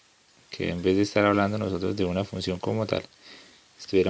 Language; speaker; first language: Spanish; native; Spanish